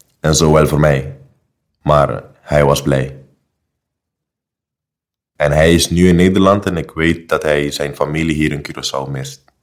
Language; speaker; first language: Dutch; non-native, local second language; Papiamento